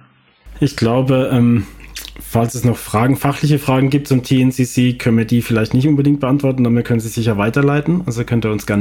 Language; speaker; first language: German; native; German